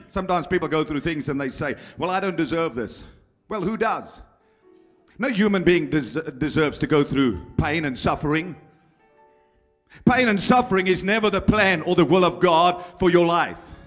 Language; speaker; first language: English; non-native, local second language; Afrikaans